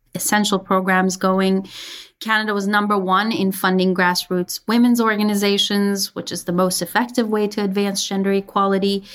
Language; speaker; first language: English; early bilingual, other home language; Persian